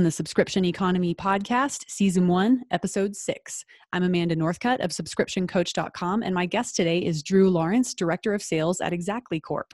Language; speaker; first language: English; native; English